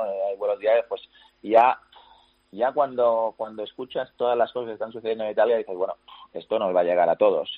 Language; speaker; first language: Spanish; native; Spanish